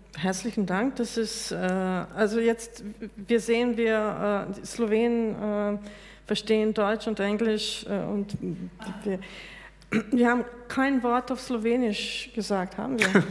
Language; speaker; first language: German; non-native, fluent; Slovenian